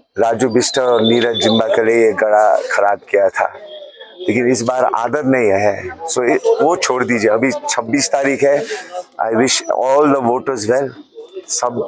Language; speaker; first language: Hindi; non-native, local second language; Nepali